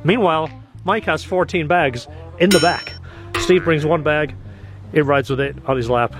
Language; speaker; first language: English; native; English